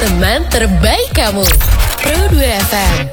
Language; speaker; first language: Indonesian; native; Indonesian